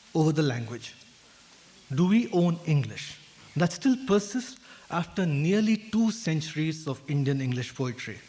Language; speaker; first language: English; non-native, local second language; Hindi